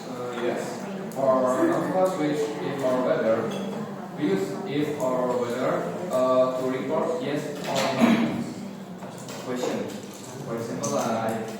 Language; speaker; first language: English; non-native, learner; Indonesian